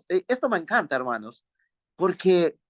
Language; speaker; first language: Spanish; native; Spanish